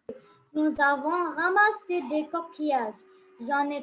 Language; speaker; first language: French; non-native, learner; Arabic